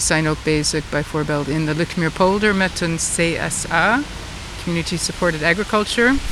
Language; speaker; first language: Dutch; non-native, fluent; English